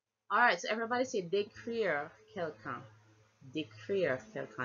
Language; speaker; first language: French; non-native, fluent; English